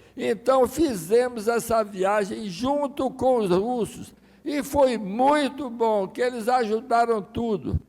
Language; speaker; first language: Portuguese; early bilingual, other home language; Russian